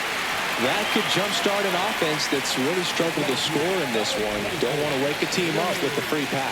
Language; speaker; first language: English; native; English